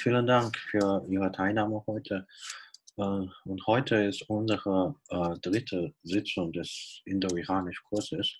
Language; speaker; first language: German; non-native, fluent; Chinese